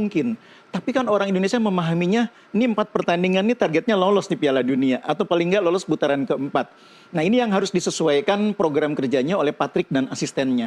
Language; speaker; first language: Indonesian; native; Indonesian